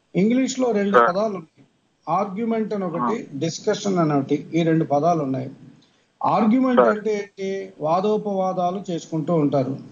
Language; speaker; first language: Telugu; native; Telugu